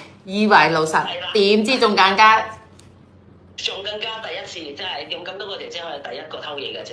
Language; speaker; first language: Cantonese; native; Cantonese